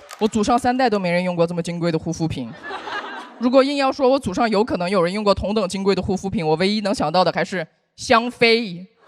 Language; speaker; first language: Chinese; non-native, local second language; Uyghur